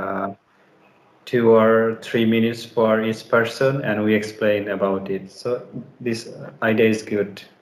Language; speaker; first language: English; non-native, learner; Bangla